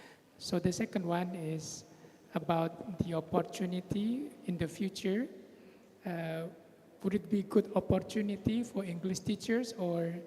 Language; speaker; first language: English; non-native, fluent; Indonesian